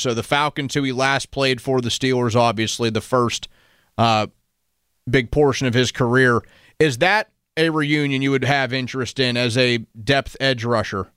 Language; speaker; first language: English; native; English